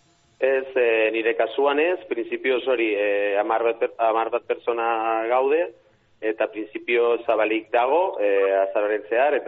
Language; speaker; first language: Basque; non-native, learner; Catalan